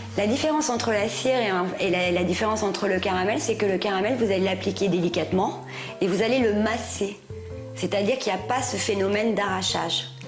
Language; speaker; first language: French; native; French